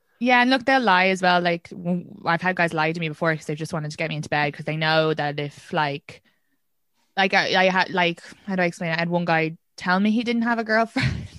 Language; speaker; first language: English; native; English